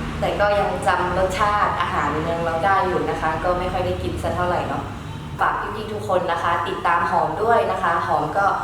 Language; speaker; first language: Thai; early bilingual, other home language; Shan